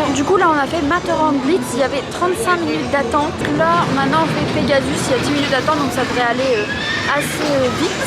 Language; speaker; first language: French; native; French